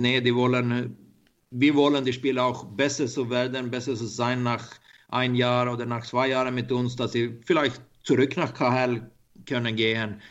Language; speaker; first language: German; non-native, learner; Swedish